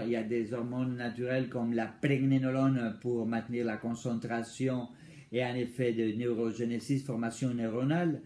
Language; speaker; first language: French; non-native, fluent; Spanish